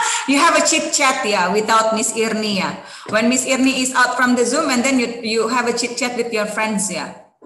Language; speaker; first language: English; non-native, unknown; Indonesian